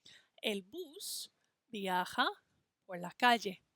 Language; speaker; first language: Spanish; non-native, fluent; English